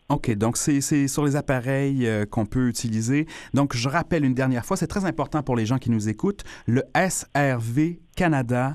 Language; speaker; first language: French; native; French